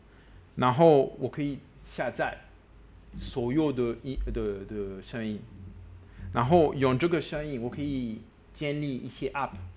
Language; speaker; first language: Chinese; non-native, learner; French